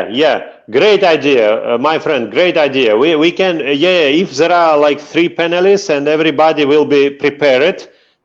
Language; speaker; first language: English; non-native, fluent; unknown